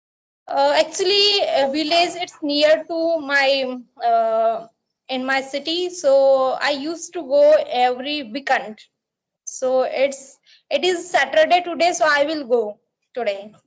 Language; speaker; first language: English; non-native, learner; Marathi